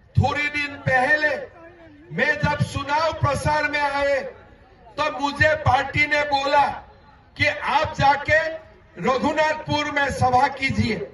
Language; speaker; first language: Hindi; non-native, local second language; Assamese